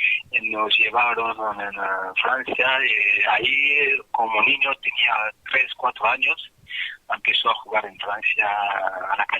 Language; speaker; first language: Spanish; non-native, fluent; French